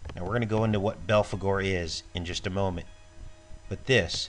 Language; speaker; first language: English; native; English